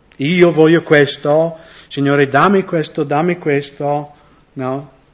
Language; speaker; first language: Italian; non-native, fluent; English